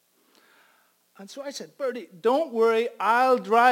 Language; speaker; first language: English; native; English